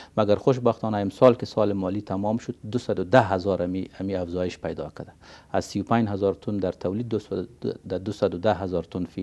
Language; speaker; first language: Persian; native; Persian